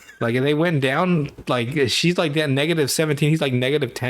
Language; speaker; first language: English; native; English